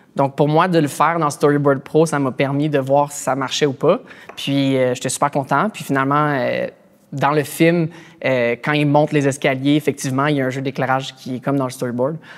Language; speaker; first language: French; native; French